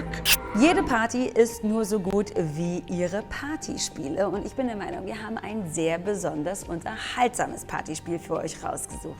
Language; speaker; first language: German; native; German